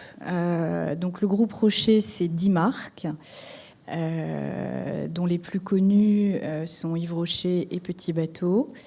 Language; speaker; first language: French; native; French